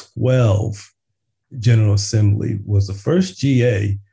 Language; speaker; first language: English; native; English